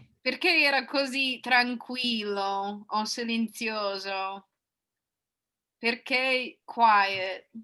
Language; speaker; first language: Italian; non-native, fluent; English